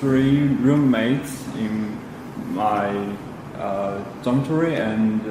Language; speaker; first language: English; non-native, learner; Chinese